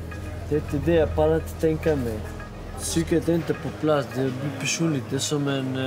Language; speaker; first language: Swedish; non-native, local second language; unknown